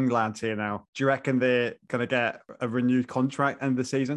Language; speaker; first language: English; native; English